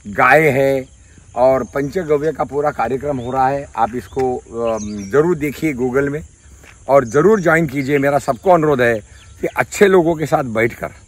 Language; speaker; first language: Hindi; native; Hindi